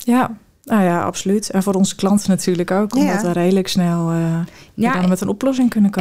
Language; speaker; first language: Dutch; native; Dutch